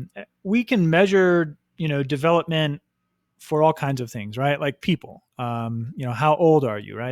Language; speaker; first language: English; native; English